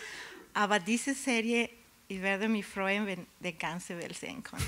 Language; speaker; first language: German; non-native, learner; Spanish